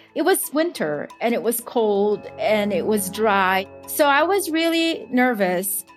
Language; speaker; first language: English; non-native, local second language; Filipino